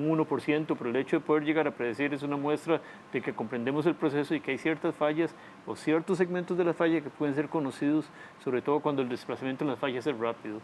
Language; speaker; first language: Spanish; native; Spanish